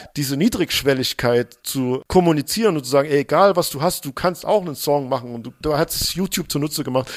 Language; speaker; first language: German; native; German